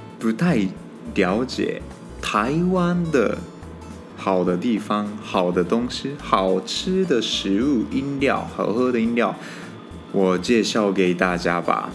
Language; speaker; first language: Chinese; non-native, fluent; Japanese